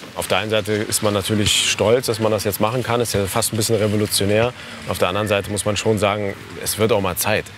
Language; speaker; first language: German; early bilingual, other home language; Turkish